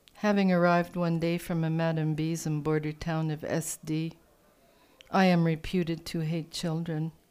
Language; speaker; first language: English; native; English